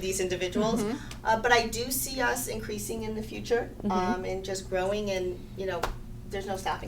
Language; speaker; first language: English; native; English